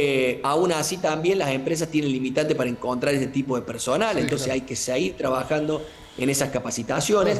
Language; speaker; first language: Spanish; native; Spanish